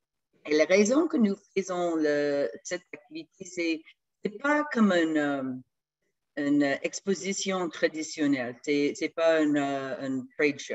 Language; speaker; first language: French; non-native, fluent; English